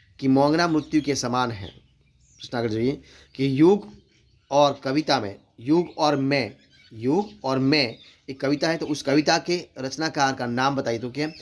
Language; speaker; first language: Hindi; non-native, local second language; Gujarati